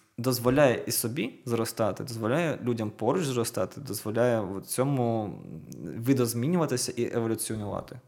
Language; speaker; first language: Ukrainian; non-native, local second language; Russian